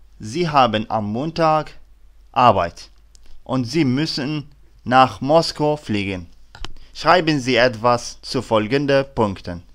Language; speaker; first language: German; non-native, learner; Arabic